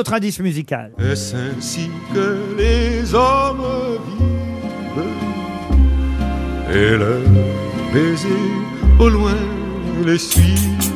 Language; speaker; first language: French; native; French